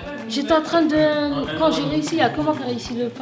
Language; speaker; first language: French; native; French